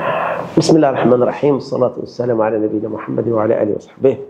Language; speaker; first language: Arabic; native; Arabic